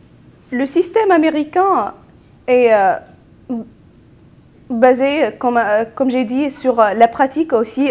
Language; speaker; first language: French; non-native, local second language; Arabic